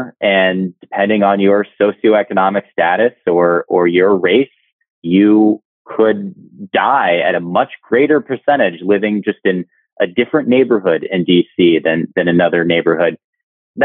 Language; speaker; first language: English; native; English